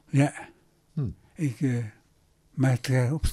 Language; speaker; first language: Dutch; early bilingual, other home language; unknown